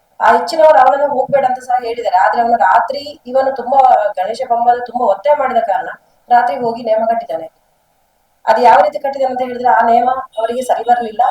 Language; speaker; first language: Kannada; non-native, local second language; Tulu